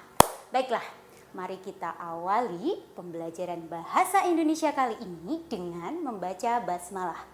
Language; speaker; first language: Indonesian; native; Indonesian